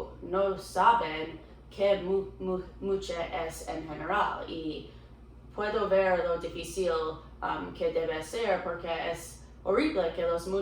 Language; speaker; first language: Spanish; non-native, learner; English